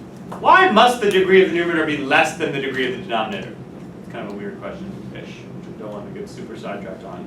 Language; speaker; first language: English; native; English